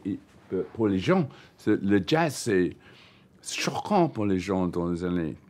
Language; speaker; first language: French; non-native, learner; English